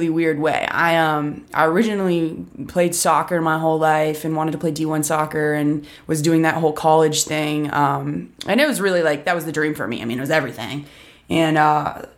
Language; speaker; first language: English; native; English